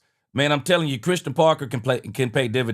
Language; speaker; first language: English; native; English